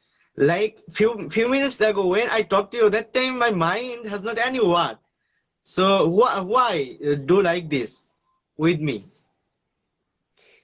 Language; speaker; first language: English; non-native, learner; Bangla